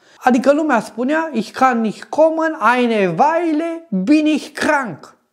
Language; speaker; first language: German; non-native, fluent; Romanian